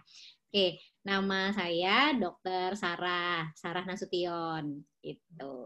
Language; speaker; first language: Indonesian; native; Indonesian